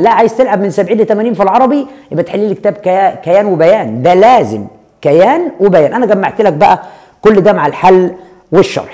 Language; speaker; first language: Arabic; native; Arabic